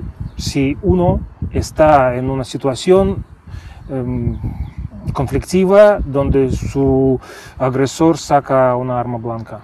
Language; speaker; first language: Spanish; non-native, fluent; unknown